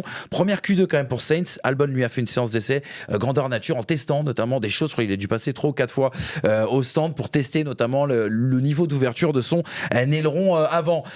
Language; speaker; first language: French; native; French